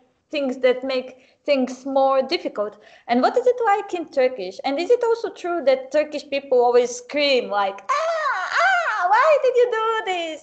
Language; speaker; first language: English; non-native, fluent; Serbian